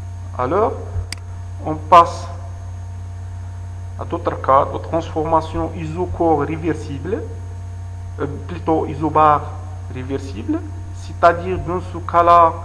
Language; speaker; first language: French; non-native, local second language; Arabic